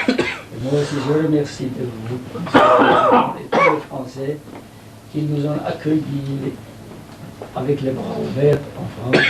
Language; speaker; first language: French; non-native, learner; Persian